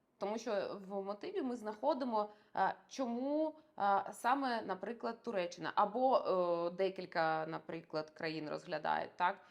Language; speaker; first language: Ukrainian; non-native, local second language; Russian